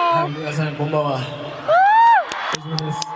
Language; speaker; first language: Japanese; non-native, fluent; Korean